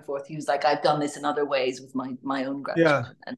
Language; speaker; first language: English; native; English